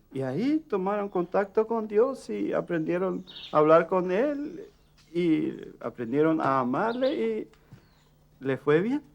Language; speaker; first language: Spanish; early bilingual, heritage; Plautdietsch